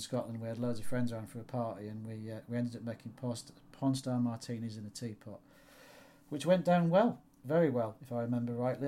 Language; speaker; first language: English; native; English